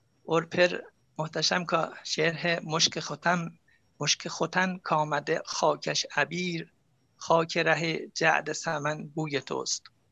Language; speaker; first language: Urdu; non-native, fluent; Azerbaijani